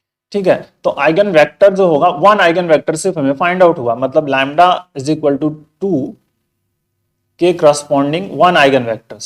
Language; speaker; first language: Hindi; native; Hindi